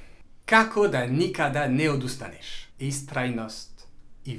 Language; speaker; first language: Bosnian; non-native, learner; French